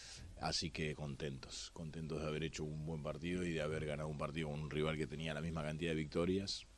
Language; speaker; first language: Spanish; native; Spanish